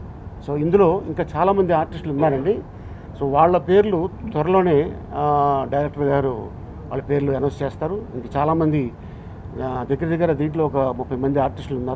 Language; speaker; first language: Telugu; native; Telugu